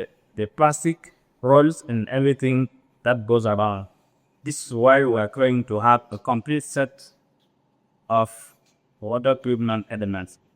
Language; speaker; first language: English; non-native, learner; French